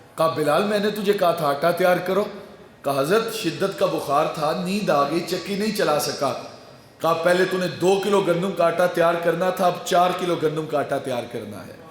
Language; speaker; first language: Urdu; non-native, local second language; Punjabi